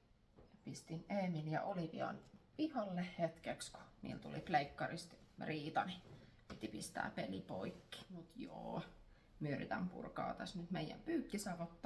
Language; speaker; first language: Finnish; native; Finnish